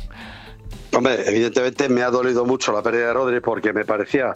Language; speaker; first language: Spanish; native; Spanish